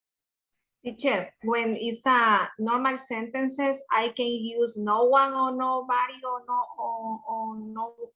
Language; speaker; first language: English; non-native, learner; Spanish